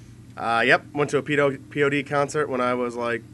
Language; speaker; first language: English; native; English